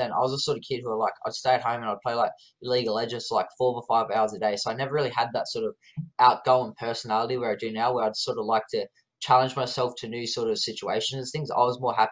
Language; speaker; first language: English; native; English